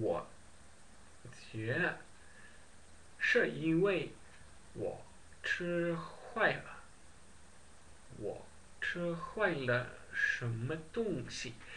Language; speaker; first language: Chinese; non-native, learner; Dutch